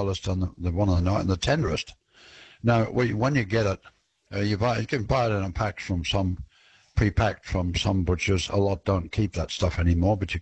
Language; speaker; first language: English; native; English